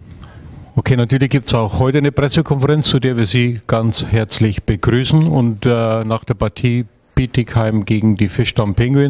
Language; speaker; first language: German; native; German